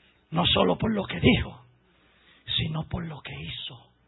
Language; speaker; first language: Spanish; native; Spanish